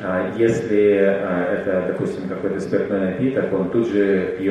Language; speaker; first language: Russian; native; Russian